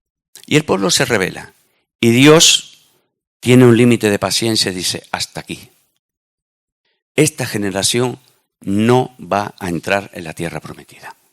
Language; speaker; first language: Spanish; native; Spanish